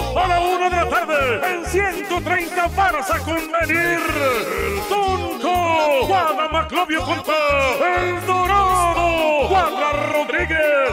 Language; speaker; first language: Spanish; native; Spanish